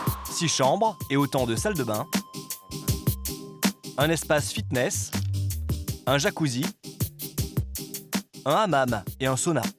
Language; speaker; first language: French; native; French